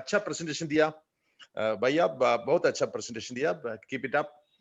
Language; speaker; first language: Hindi; non-native, learner; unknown